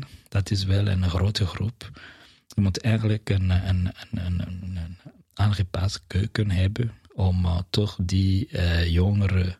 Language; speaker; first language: Dutch; non-native, fluent; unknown